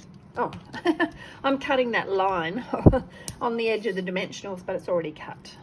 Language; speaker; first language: English; native; English